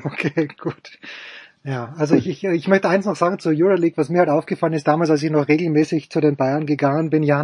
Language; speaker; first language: German; native; German